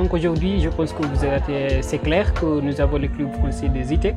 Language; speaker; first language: French; non-native, fluent; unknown